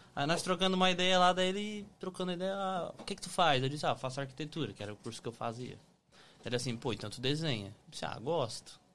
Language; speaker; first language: Portuguese; native; Portuguese